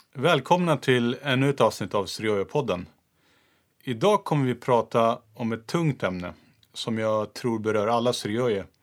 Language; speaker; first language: Swedish; early bilingual, other home language; Turoyo